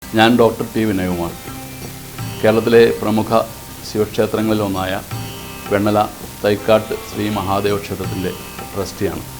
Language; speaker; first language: Malayalam; native; Malayalam